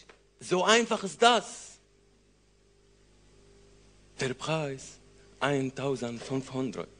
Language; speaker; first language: German; non-native, learner; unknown